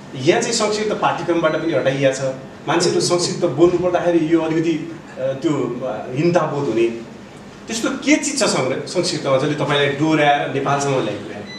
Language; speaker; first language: Nepali; native; Nepali